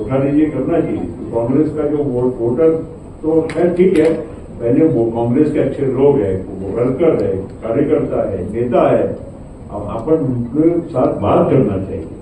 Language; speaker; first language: Hindi; non-native, local second language; Marathi